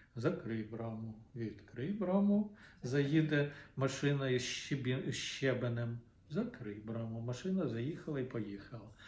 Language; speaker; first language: Ukrainian; non-native, local second language; Russian